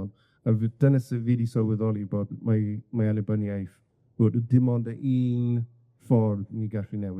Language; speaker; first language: Welsh; non-native, fluent; English